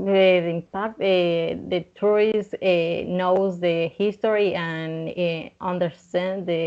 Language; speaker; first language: English; non-native, learner; Spanish